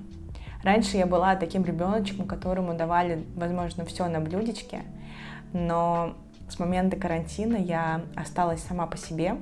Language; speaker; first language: Russian; native; Russian